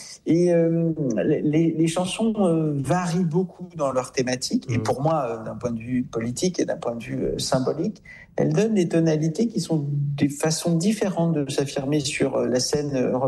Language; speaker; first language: French; native; French